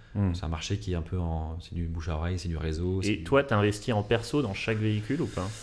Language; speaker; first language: French; native; French